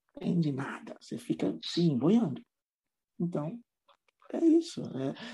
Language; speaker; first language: Portuguese; non-native, fluent; English